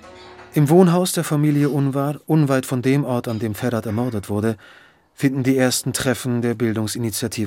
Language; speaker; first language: German; native; German